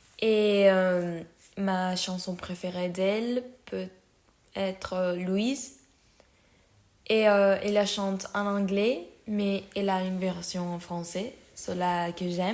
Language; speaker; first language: French; non-native, learner; Spanish